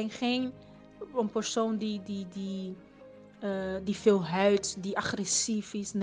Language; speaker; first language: Dutch; non-native, fluent; Portuguese